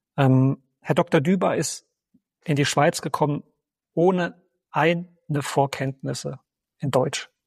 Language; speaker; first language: German; native; German